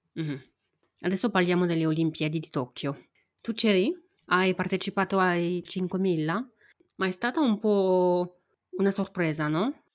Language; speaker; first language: Italian; non-native, fluent; French